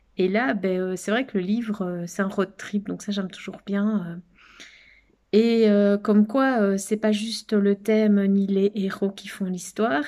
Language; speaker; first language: French; native; French